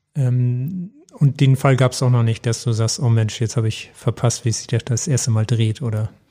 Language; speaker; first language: German; native; German